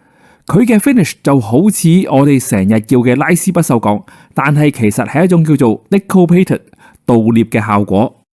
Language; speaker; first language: Cantonese; native; Cantonese